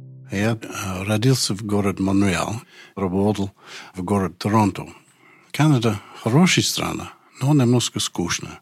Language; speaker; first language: Russian; non-native, learner; English